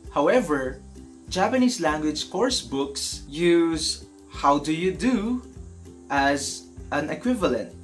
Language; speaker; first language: English; non-native, local second language; Iloko